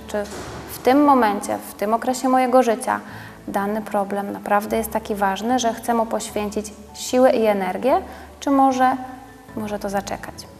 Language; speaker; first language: Polish; native; Polish